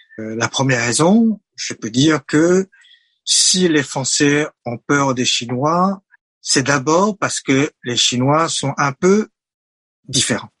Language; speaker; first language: French; non-native, fluent; Chinese